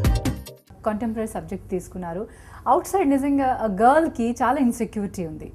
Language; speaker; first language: Telugu; native; Telugu